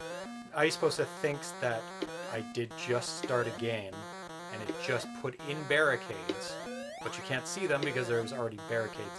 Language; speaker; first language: English; native; English